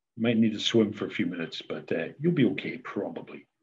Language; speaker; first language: English; native; English